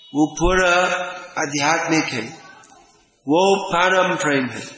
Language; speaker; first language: Hindi; non-native, fluent; English